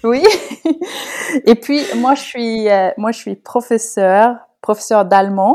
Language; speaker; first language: French; non-native, fluent; Norwegian